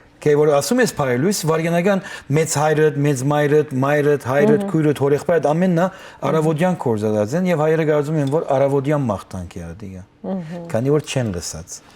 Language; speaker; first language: Armenian; early bilingual, heritage; Armenian